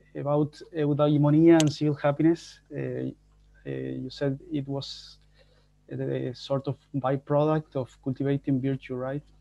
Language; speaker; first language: English; non-native, fluent; Spanish